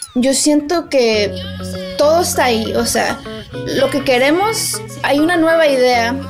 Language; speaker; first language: Spanish; early bilingual, heritage; Spanish